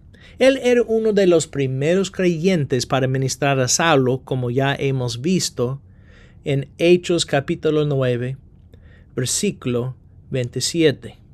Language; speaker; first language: Spanish; non-native, fluent; English